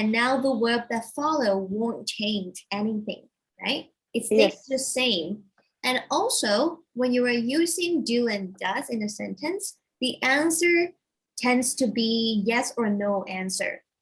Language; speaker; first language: English; non-native, fluent; Thai